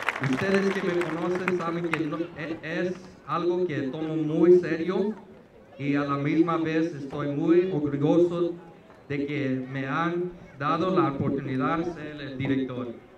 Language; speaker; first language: Spanish; early bilingual, heritage; Spanish